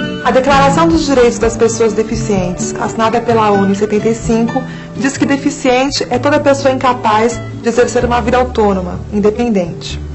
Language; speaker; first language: Portuguese; native; Portuguese